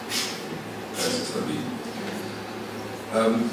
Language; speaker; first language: Spanish; non-native, fluent; German